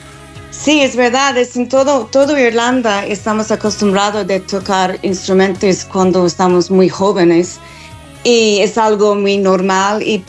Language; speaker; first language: Spanish; non-native, fluent; English